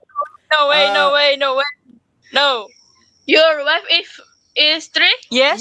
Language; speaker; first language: English; non-native, learner; Indonesian